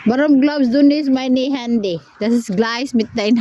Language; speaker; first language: German; non-native, learner; Cebuano